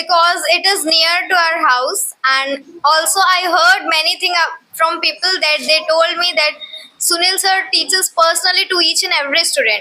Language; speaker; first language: English; non-native, learner; Hindi